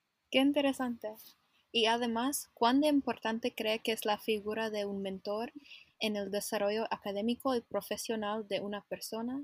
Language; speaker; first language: Spanish; non-native, fluent; English